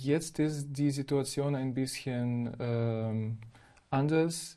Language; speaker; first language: German; non-native, fluent; Ukrainian